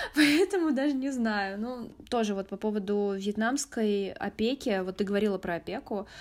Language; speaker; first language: Russian; native; Russian